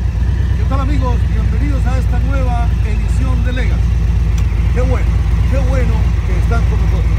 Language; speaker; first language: Spanish; native; Spanish